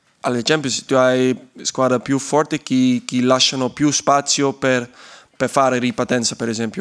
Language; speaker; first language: Italian; non-native, learner; Dutch